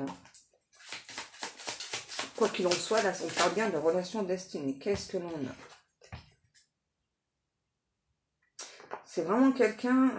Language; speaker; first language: French; native; French